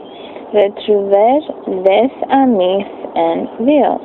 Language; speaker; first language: French; non-native, learner; English